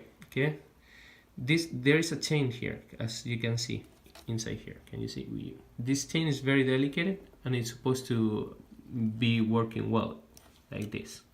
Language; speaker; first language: English; non-native, fluent; Spanish